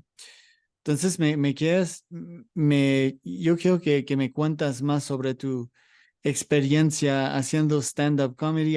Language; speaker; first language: Spanish; non-native, learner; English